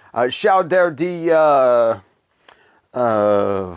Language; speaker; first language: German; non-native, learner; English